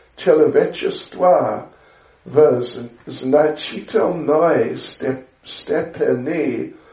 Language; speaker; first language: Russian; non-native, learner; English